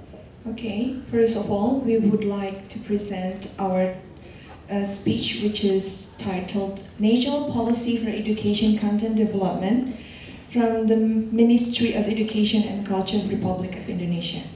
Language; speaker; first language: English; non-native, fluent; Indonesian